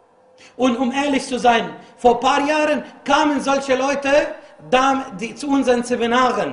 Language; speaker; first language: German; non-native, fluent; Arabic